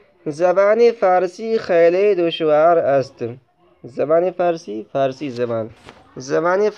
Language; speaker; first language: Persian; non-native, fluent; Urdu